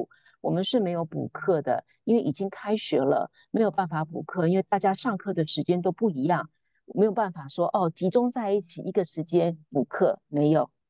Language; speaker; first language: Chinese; native; Chinese